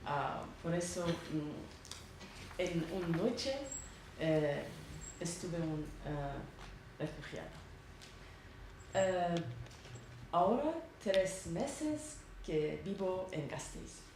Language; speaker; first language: Spanish; non-native, learner; Persian